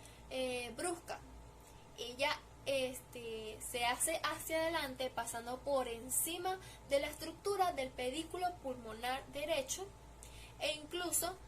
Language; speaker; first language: Spanish; native; Spanish